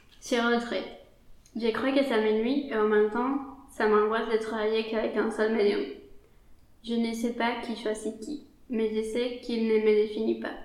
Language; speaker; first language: French; non-native, fluent; Spanish